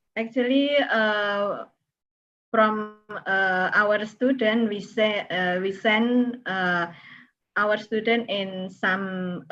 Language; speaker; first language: English; non-native, learner; Indonesian